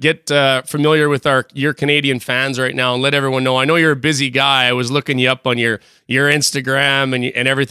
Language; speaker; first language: English; native; English